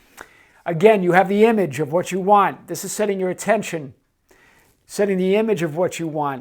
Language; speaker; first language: English; native; English